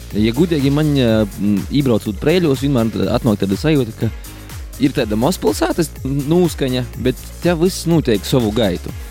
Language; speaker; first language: Latvian; native; Latvian